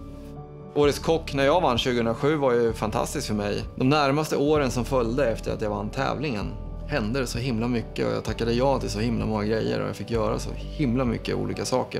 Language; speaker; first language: Swedish; native; Swedish